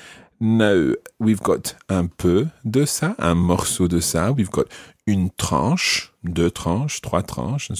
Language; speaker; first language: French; non-native, fluent; English